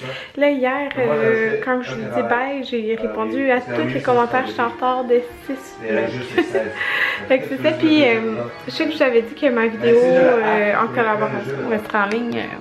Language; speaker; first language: French; native; French